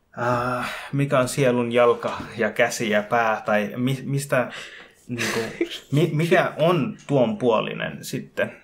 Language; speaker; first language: Finnish; early bilingual, other home language; Bangla